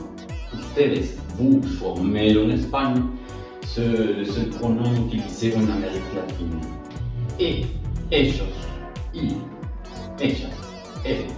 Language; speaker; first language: French; non-native, fluent; Spanish